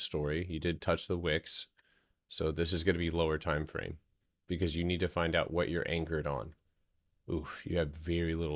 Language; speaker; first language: English; native; English